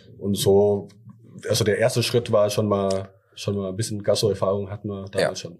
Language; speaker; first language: German; early bilingual, other home language; Thai